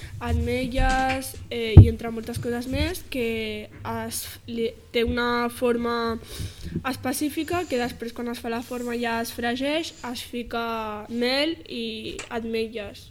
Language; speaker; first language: Catalan; early bilingual, other home language; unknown